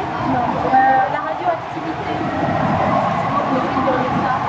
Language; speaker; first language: French; native; French